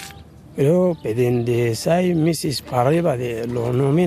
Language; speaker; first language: Spanish; non-native, learner; Arabic